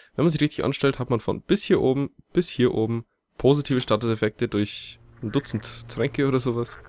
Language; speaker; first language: German; native; German